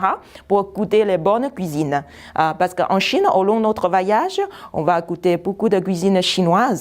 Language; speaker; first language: French; non-native, fluent; Chinese